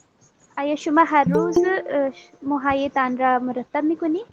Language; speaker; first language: Persian; non-native, learner; Urdu